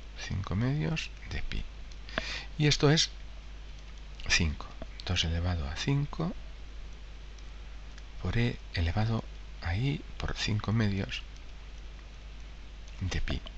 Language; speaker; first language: Spanish; native; Spanish